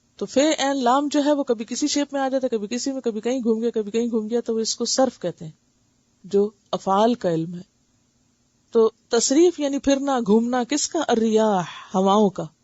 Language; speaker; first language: Urdu; native; Urdu